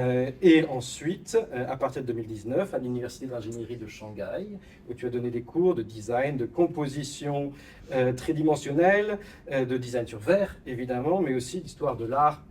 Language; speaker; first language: French; native; French